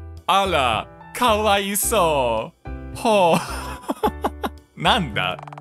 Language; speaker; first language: Japanese; non-native, fluent; English